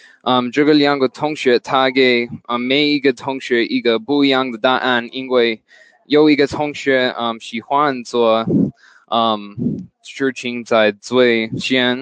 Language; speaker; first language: Chinese; non-native, learner; English